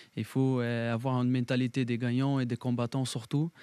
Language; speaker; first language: French; non-native, fluent; Portuguese